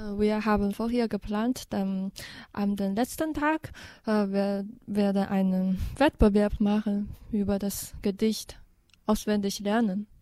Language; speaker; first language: German; non-native, fluent; Chinese